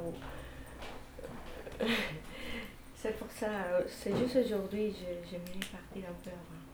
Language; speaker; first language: French; non-native, fluent; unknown